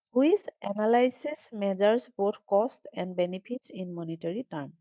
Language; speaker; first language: English; non-native, local second language; Assamese